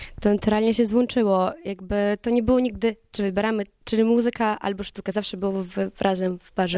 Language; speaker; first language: Polish; non-native, learner; Ukrainian